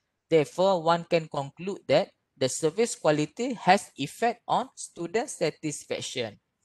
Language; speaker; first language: English; non-native, local second language; Malay